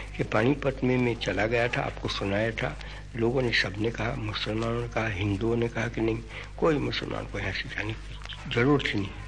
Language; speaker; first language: Hindi; non-native, local second language; Gujarati